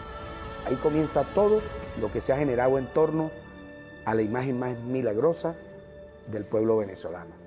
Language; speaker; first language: Spanish; native; Spanish